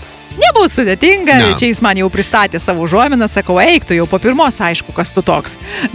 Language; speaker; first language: Lithuanian; native; Lithuanian